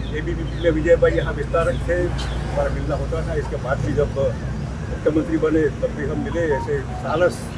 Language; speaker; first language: Hindi; non-native, local second language; Gujarati